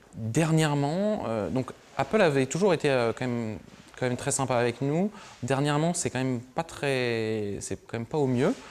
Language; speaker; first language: French; native; French